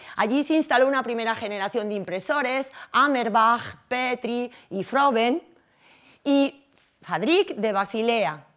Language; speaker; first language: Spanish; native; Spanish